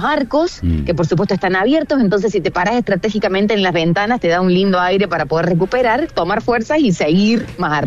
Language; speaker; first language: Spanish; native; Spanish